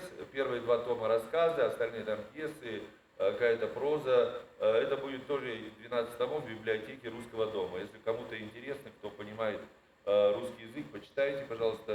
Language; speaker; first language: Russian; native; Russian